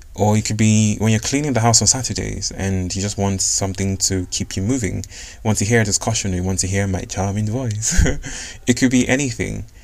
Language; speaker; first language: English; non-native, local second language; Yoruba